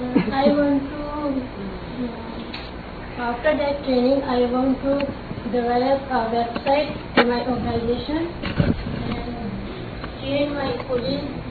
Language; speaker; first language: English; non-native, learner; Japanese